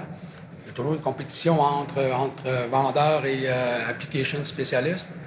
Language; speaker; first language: French; native; French